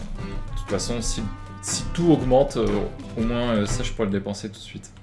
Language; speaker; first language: French; native; French